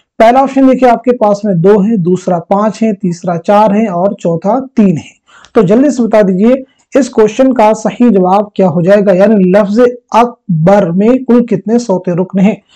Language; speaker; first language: Hindi; native; Hindi